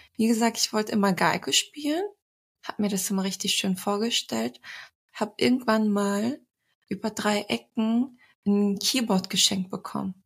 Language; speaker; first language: German; early bilingual, other home language; Turkish